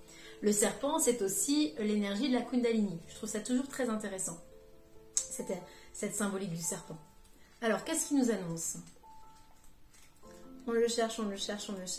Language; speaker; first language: French; native; French